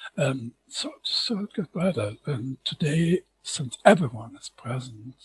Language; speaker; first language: English; non-native, fluent; German